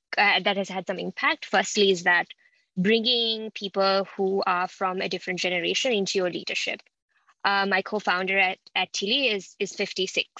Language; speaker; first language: English; non-native, local second language; Sinhala